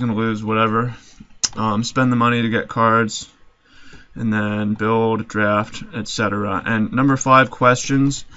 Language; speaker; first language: English; native; English